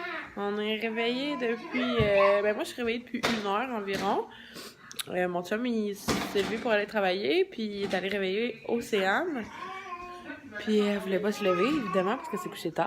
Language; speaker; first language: French; native; French